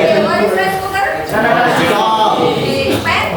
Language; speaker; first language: English; non-native, learner; Indonesian